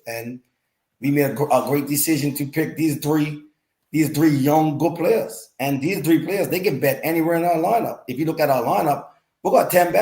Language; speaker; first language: English; native; English